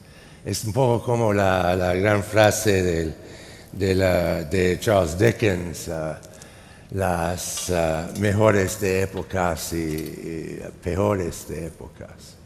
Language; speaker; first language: Spanish; non-native, fluent; English